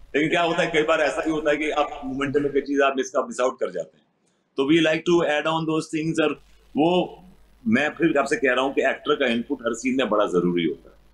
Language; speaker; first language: Hindi; native; Hindi